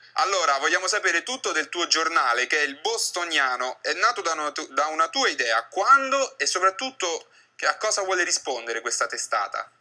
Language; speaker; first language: Italian; native; Italian